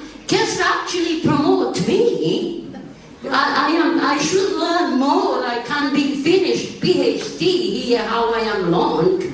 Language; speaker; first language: English; non-native, learner; Bosnian